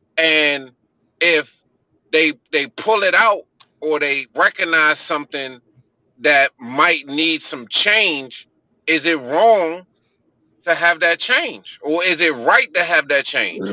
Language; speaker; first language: English; native; English